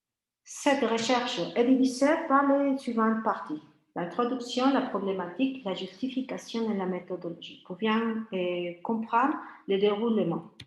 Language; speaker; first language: French; non-native, fluent; Spanish